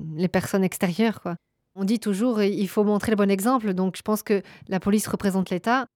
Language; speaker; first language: French; native; French